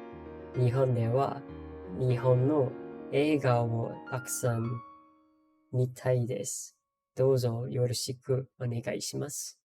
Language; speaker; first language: Japanese; non-native, learner; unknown